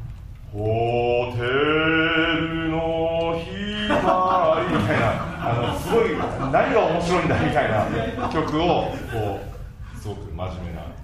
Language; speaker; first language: Japanese; native; Japanese